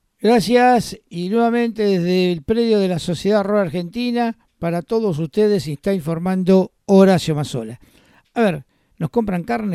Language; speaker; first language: Spanish; native; Spanish